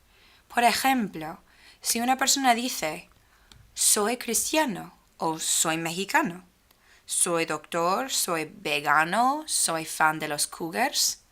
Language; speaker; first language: Spanish; non-native, fluent; English